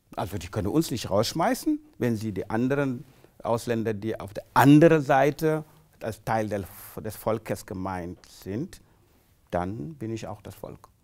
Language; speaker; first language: German; non-native, fluent; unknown